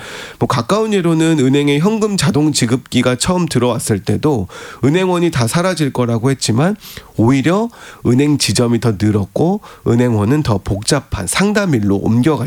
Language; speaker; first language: Korean; native; Korean